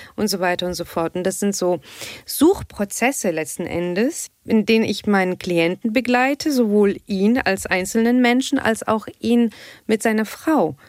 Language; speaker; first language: German; non-native, fluent; Arabic